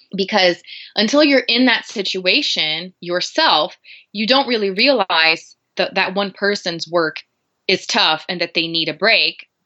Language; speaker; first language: English; non-native, fluent; Portuguese